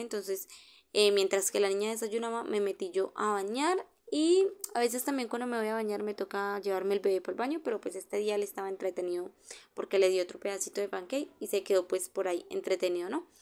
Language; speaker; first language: Spanish; native; Spanish